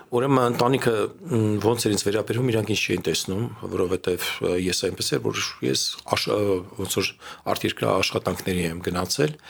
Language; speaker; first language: Armenian; native; Armenian